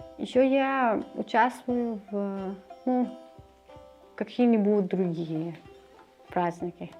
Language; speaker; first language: Russian; non-native, learner; Persian